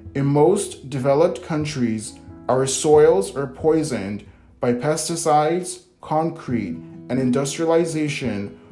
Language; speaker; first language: English; early bilingual, other home language; Portuguese